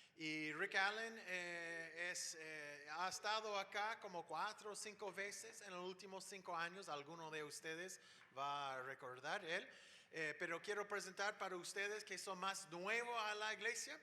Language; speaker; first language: Spanish; non-native, fluent; English